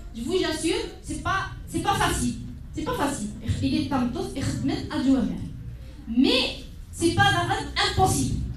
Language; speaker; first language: French; non-native, local second language; Kabyle